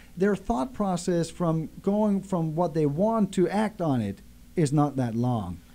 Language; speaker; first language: English; non-native, fluent; Danish